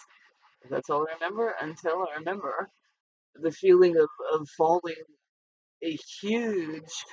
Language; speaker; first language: English; native; English